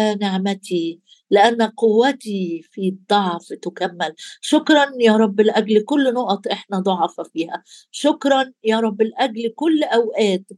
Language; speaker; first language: Arabic; native; Arabic